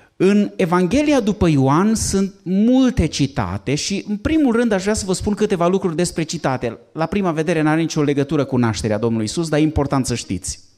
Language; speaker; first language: Romanian; native; Romanian